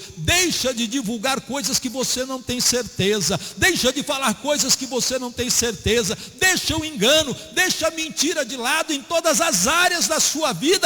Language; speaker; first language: Portuguese; native; Portuguese